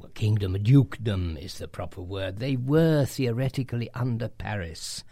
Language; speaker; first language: English; non-native, fluent; Hungarian